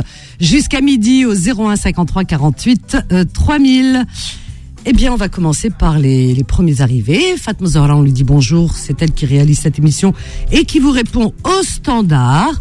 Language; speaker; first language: French; native; French